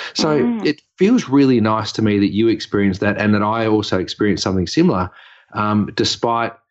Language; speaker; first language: English; native; English